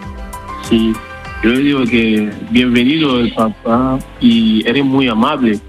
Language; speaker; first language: Spanish; non-native, learner; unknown